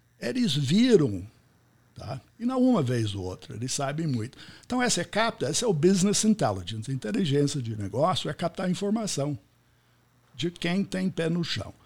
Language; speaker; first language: Portuguese; non-native, fluent; English